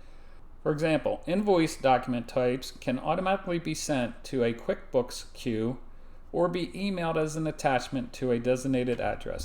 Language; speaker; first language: English; native; English